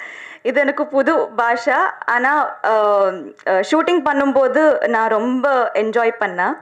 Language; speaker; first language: Tamil; non-native, learner; Telugu